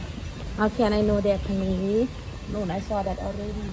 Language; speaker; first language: English; non-native, learner; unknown